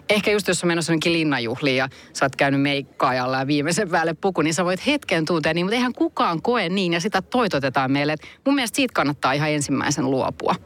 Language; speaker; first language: Finnish; native; Finnish